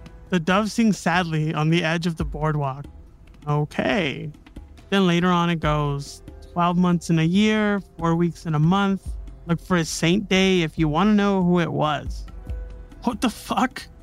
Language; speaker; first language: English; native; English